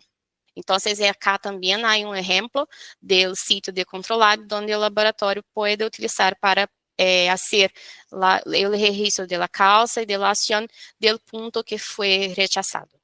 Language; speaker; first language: Spanish; non-native, fluent; Portuguese